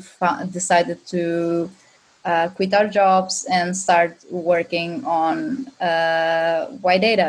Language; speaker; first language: English; non-native, fluent; Portuguese